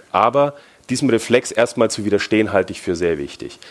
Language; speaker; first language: German; native; German